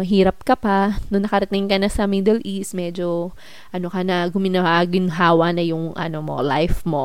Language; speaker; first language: English; non-native, local second language; Filipino